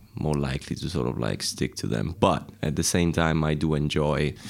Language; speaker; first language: English; non-native, fluent; Italian